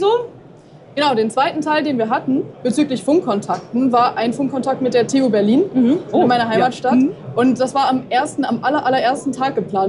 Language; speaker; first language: German; native; German